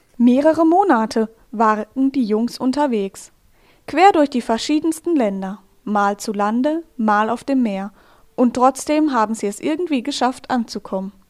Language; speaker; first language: German; native; German